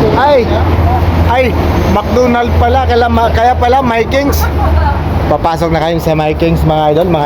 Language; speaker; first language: Filipino; non-native, local second language; Cebuano